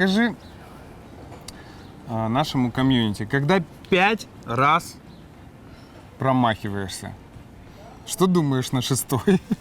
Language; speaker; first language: Russian; native; Russian